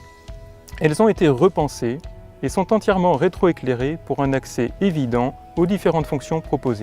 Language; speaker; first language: French; native; French